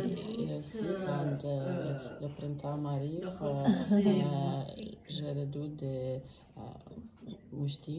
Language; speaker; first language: French; non-native, learner; Vietnamese